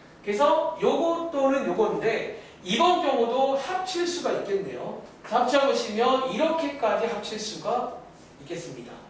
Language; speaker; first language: Korean; native; Korean